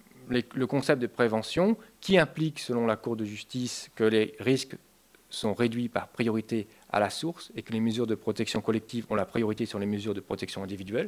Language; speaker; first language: French; native; French